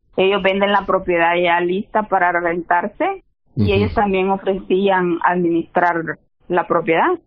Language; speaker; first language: Spanish; native; Spanish